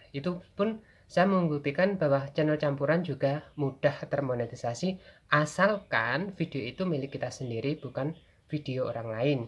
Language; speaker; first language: Indonesian; non-native, local second language; Javanese